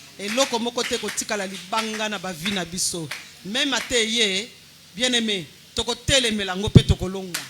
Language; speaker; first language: Lingala; non-native, local second language; Kongo